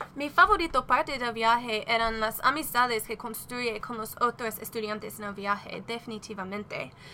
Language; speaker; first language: Spanish; non-native, learner; English